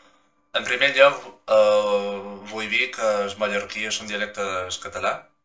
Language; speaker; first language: Catalan; non-native, local second language; Spanish